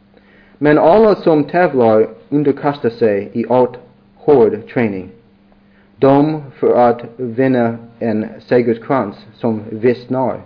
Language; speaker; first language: Swedish; non-native, learner; English